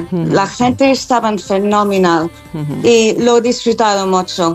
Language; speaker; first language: Spanish; non-native, learner; English